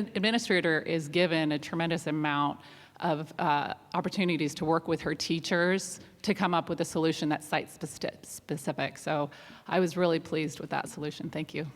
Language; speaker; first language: English; non-native, fluent; German